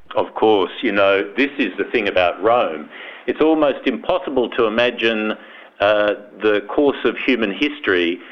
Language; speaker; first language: English; native; English